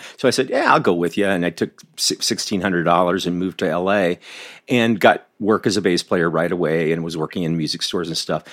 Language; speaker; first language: English; native; English